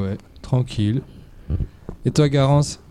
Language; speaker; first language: French; native; French